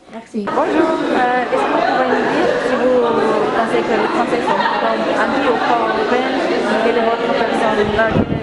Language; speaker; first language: French; non-native, fluent; Spanish